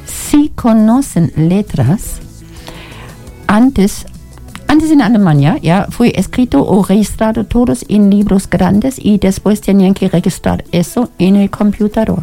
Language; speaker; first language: Spanish; non-native, learner; German